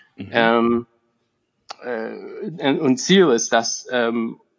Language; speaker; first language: German; non-native, fluent; English